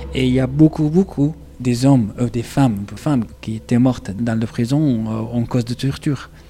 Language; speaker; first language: French; non-native, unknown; Arabic